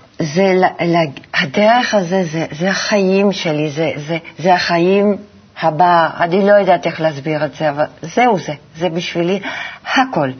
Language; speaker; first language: Hebrew; non-native, fluent; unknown